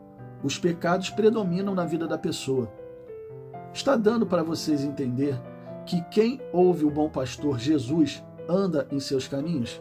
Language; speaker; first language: Portuguese; native; Portuguese